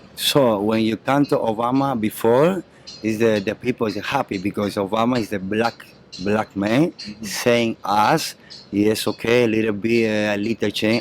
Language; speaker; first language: English; non-native, learner; Spanish